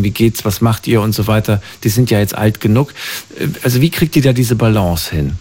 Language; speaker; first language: German; native; German